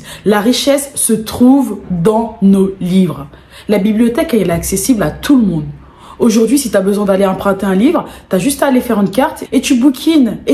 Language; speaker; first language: French; native; French